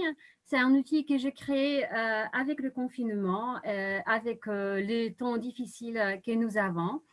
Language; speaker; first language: French; non-native, fluent; Polish